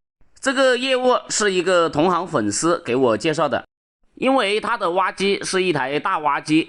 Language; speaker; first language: Chinese; native; Chinese